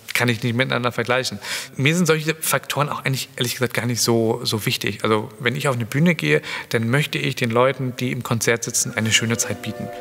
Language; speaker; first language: German; native; German